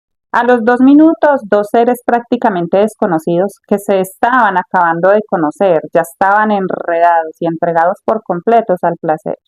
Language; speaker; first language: Spanish; native; Spanish